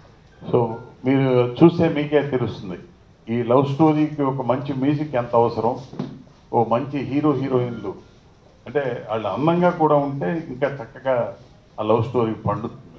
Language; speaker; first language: Telugu; native; Telugu